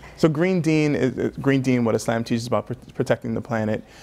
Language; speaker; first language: English; native; English